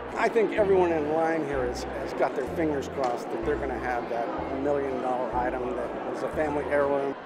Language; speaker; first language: English; native; English